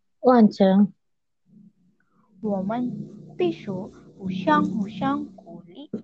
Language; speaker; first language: Chinese; non-native, learner; Indonesian